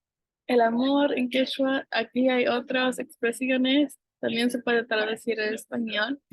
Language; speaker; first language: Spanish; non-native, fluent; English